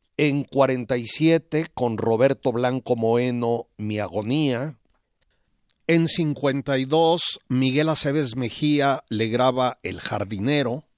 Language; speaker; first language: Spanish; native; Spanish